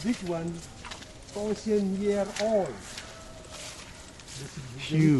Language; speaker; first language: English; non-native, learner; Indonesian